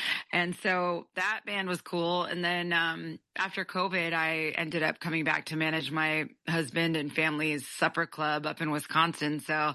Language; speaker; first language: English; native; English